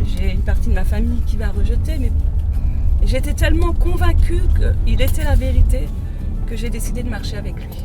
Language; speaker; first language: French; early bilingual, other home language; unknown